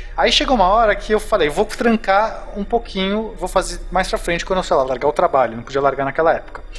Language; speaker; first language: Portuguese; native; Portuguese